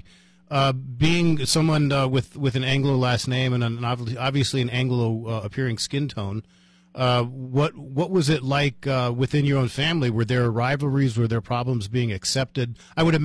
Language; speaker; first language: English; native; English